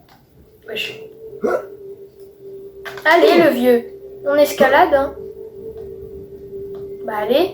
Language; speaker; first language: French; native; French